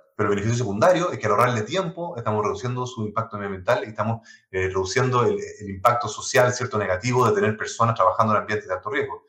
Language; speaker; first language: Spanish; non-native, local second language; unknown